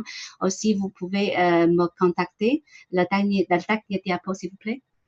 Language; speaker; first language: French; non-native, learner; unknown